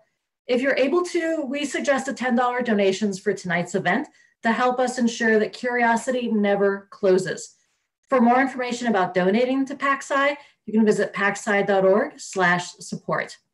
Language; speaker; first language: English; native; English